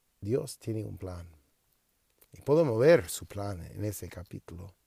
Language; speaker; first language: Spanish; non-native, learner; English